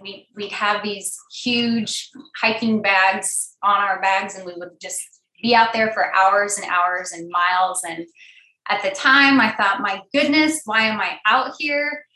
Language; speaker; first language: English; native; English